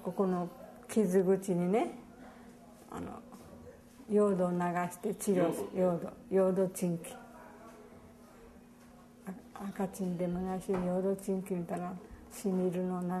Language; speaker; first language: Japanese; native; Japanese